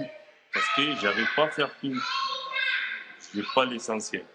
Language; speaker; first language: French; non-native, fluent; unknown